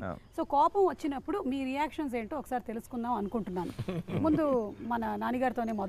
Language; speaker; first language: Telugu; native; Telugu